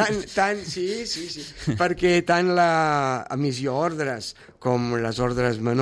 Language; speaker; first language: Catalan; native; Catalan